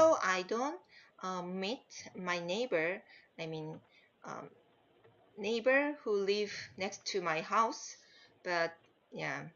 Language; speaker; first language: English; non-native, learner; Korean